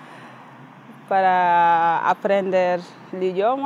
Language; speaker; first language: Spanish; non-native, learner; Wolof